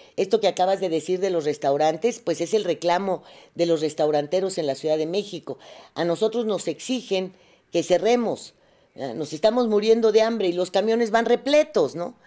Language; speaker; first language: Spanish; native; Spanish